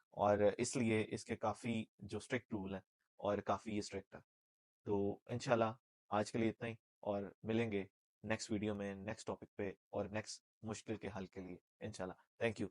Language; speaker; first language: Urdu; non-native, local second language; Punjabi